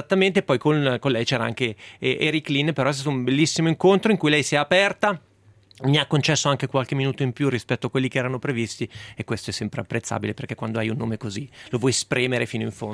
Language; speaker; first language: Italian; native; Italian